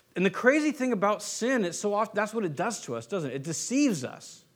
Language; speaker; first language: English; native; English